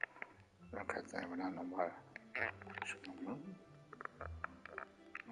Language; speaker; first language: German; non-native, learner; Vietnamese